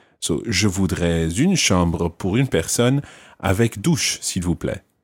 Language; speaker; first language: French; non-native, fluent; English